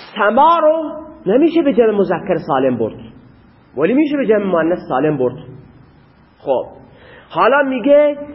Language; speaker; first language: Persian; non-native, local second language; Baluchi